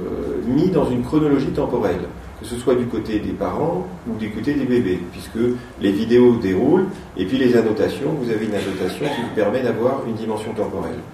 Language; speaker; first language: French; native; French